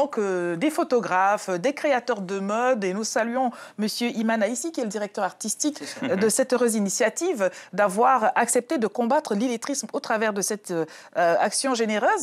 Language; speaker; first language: French; native; French